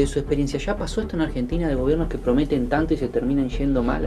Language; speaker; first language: Spanish; native; Spanish